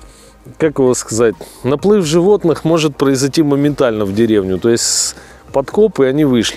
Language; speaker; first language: Russian; native; Russian